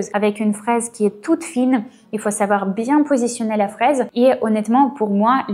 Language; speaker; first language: French; non-native, fluent; Russian